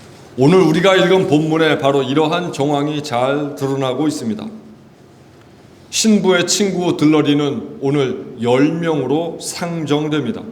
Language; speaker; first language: Korean; native; Korean